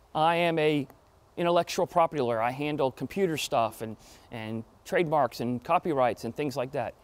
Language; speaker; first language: English; native; English